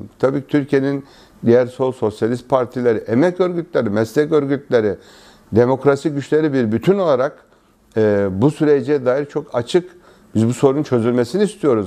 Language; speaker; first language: Turkish; native; Turkish